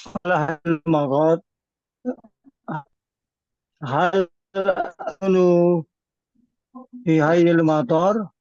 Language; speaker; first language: Arabic; non-native, learner; Indonesian